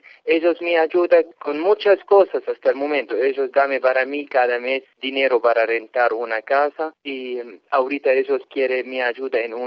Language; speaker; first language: Spanish; non-native, learner; Arabic